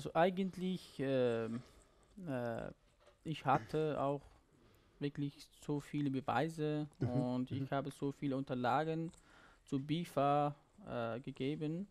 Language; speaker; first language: German; non-native, learner; Persian